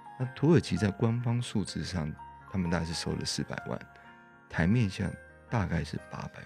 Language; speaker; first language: Chinese; native; Chinese